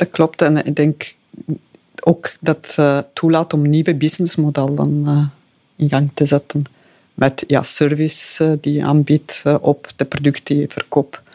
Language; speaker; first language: Dutch; non-native, fluent; Italian